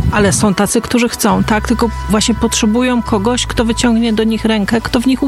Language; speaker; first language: Polish; native; Polish